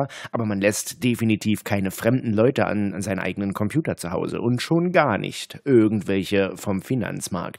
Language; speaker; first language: German; native; German